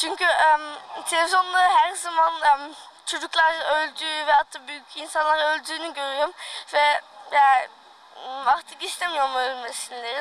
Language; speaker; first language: Turkish; early bilingual, heritage; Turkish